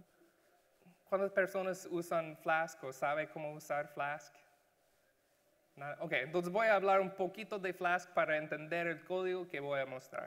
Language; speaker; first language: Spanish; non-native, learner; English